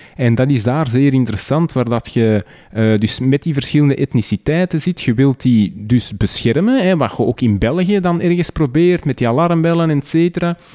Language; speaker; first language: Dutch; native; Dutch